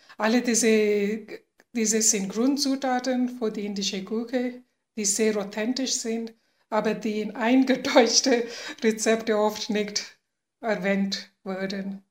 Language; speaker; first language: German; non-native, fluent; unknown